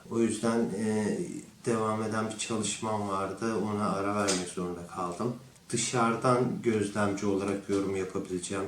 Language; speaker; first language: Turkish; native; Turkish